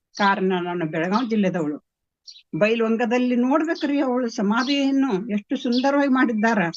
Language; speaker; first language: Kannada; native; Kannada